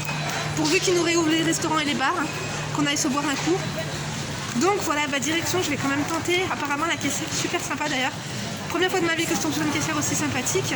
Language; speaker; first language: French; native; French